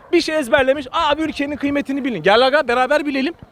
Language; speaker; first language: Turkish; native; Turkish